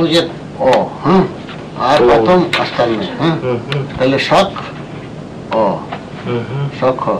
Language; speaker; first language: Russian; non-native, learner; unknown